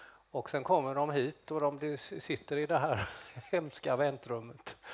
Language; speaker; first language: Swedish; native; Swedish